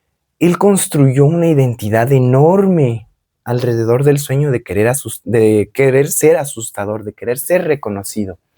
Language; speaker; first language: Spanish; native; Spanish